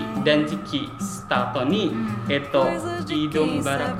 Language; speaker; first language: Japanese; non-native, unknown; Indonesian